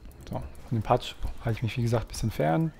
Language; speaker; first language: German; native; German